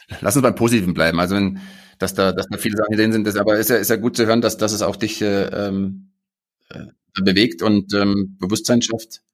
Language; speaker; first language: German; native; German